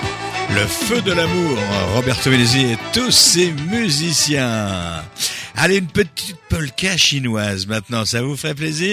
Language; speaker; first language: French; native; French